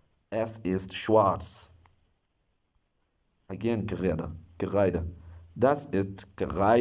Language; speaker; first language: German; non-native, fluent; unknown